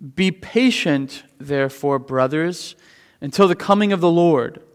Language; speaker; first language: English; native; English